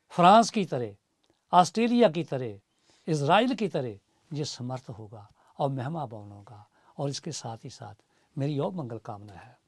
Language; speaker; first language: Hindi; native; Hindi